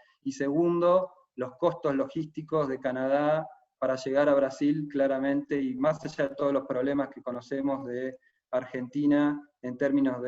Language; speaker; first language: Spanish; native; Spanish